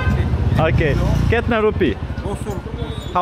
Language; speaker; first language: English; non-native, learner; Lithuanian